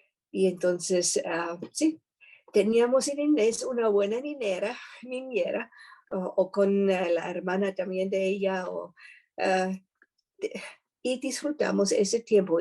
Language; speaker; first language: Spanish; non-native, fluent; German